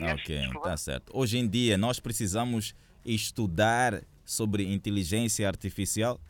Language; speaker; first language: Portuguese; native; Portuguese